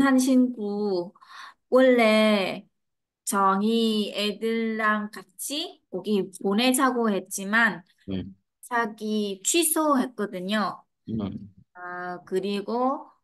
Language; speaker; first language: Korean; non-native, learner; Vietnamese